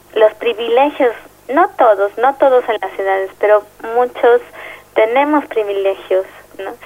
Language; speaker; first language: Spanish; native; Spanish